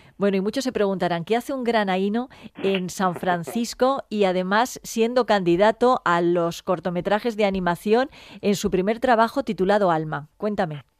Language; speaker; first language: Spanish; native; Spanish